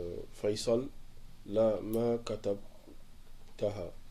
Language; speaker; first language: Arabic; non-native, learner; French